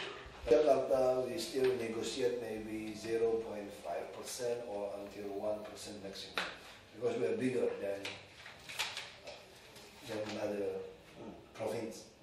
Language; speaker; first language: English; non-native, learner; Indonesian